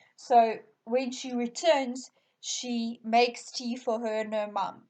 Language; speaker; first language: English; non-native, local second language; Afrikaans